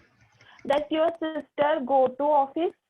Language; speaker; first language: English; non-native, learner; Hindi